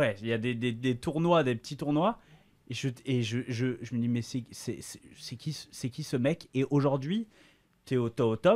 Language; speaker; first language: French; native; French